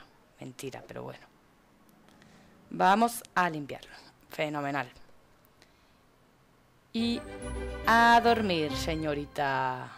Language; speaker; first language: Spanish; native; Spanish